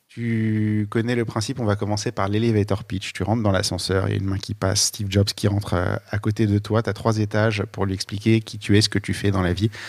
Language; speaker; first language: French; native; French